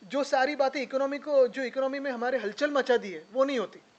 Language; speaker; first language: Hindi; non-native, local second language; Marathi